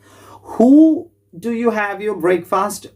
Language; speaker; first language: English; non-native, local second language; Malayalam